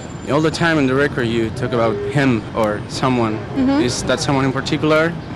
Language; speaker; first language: English; non-native, fluent; Spanish